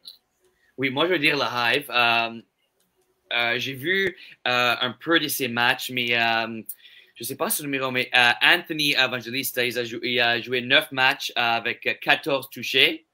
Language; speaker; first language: French; non-native, local second language; English